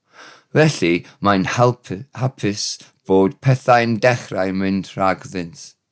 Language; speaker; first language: Welsh; non-native, learner; English